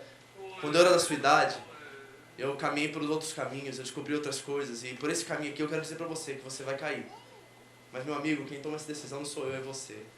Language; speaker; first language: Portuguese; native; Portuguese